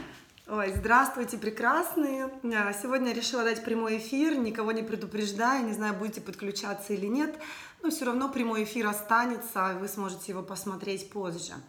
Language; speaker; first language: Russian; native; Russian